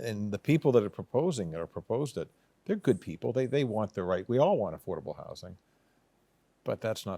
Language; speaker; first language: English; native; English